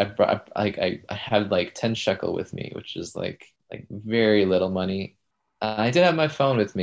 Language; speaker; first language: English; native; English